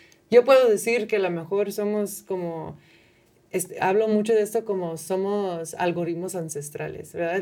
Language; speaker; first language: Spanish; early bilingual, heritage; Spanish